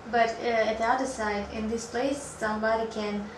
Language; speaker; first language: English; non-native, learner; Russian